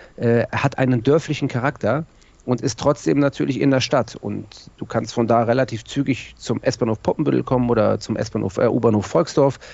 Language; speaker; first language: German; native; German